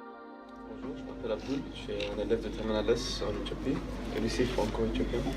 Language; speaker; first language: French; non-native, fluent; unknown